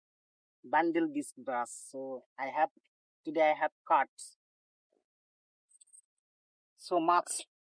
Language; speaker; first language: English; non-native, learner; Bangla